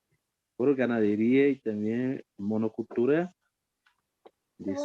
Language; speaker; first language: Spanish; non-native, fluent; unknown